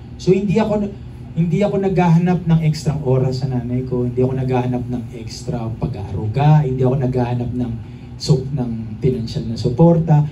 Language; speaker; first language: Filipino; native; Filipino